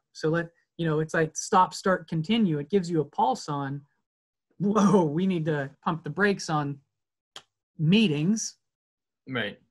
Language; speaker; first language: English; native; English